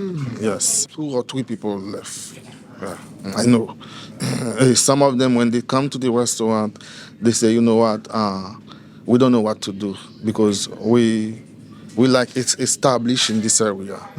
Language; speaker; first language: English; non-native, learner; Haitian Creole